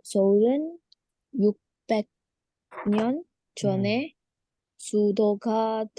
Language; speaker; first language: Korean; non-native, learner; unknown